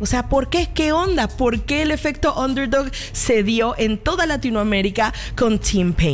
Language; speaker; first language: Spanish; native; Spanish